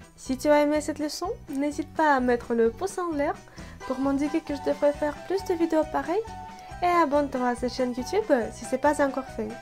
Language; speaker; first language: French; non-native, fluent; Russian